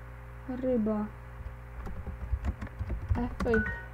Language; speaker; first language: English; non-native, learner; Czech